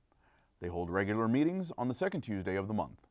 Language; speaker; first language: English; native; English